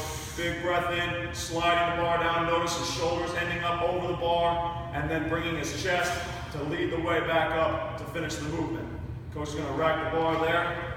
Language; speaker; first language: English; native; English